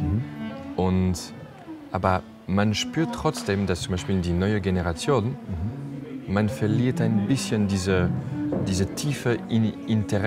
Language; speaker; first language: German; non-native, fluent; French